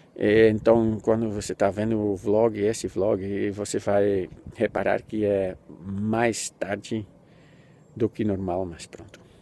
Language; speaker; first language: Portuguese; non-native, fluent; Dutch